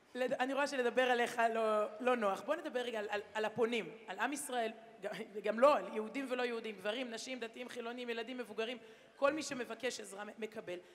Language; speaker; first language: Hebrew; native; Hebrew